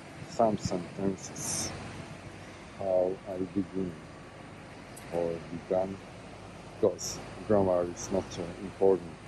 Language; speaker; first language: English; non-native, learner; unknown